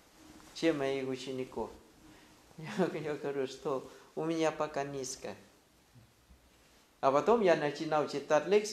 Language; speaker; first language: Russian; non-native, fluent; Thai